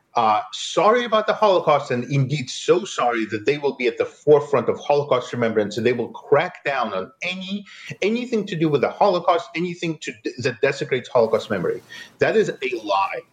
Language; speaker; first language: English; non-native, fluent; Russian